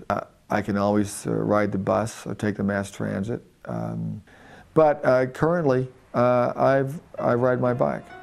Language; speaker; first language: English; native; English